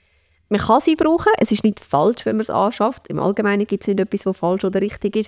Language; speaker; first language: German; native; German